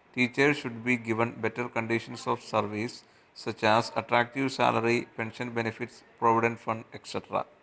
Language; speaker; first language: English; non-native, local second language; Malayalam